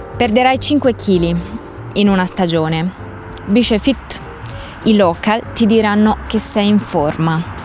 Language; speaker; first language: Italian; native; Italian